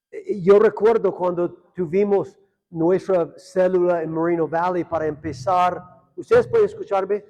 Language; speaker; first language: Spanish; non-native, fluent; English